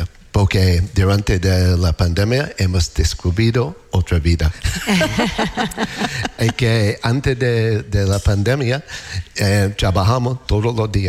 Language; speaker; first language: Spanish; non-native, learner; English